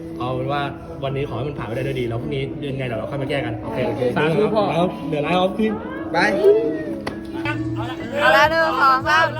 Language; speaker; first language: Thai; native; Thai